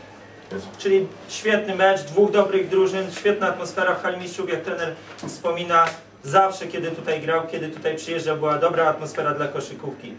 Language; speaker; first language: Polish; native; Polish